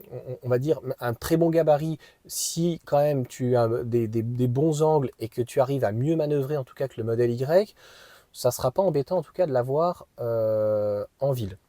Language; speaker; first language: French; native; French